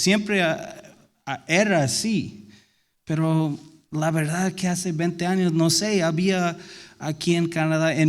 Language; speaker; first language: Spanish; non-native, fluent; English